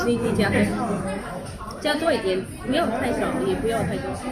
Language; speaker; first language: Chinese; non-native, fluent; Urdu